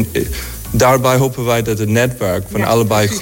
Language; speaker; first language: Dutch; non-native, fluent; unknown